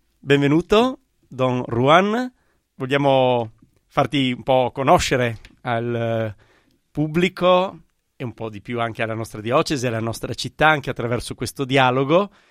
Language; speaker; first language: Italian; native; Italian